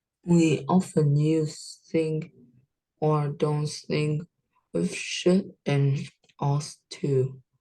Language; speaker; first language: English; non-native, learner; Vietnamese